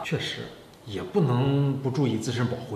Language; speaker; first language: Chinese; native; Chinese